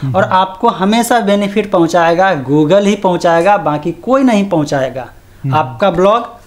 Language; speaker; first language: Hindi; native; Hindi